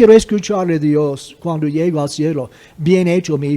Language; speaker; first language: Spanish; non-native, fluent; English